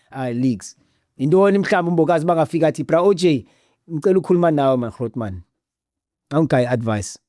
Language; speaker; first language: Zulu; non-native, local second language; Xhosa